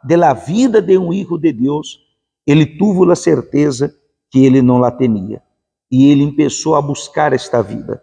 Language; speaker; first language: Spanish; non-native, fluent; Portuguese